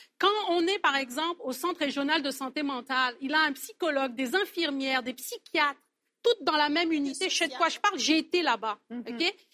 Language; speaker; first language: French; native; French